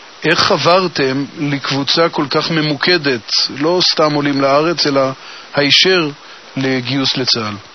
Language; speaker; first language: Hebrew; native; Hebrew